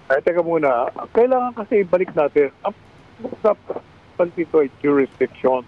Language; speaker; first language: Filipino; native; Filipino